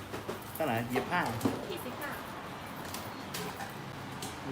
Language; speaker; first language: Thai; non-native, learner; English